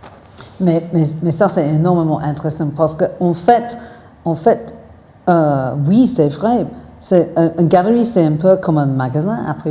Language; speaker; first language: French; non-native, fluent; English